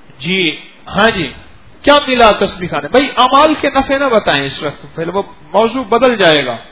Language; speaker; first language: Urdu; native; Urdu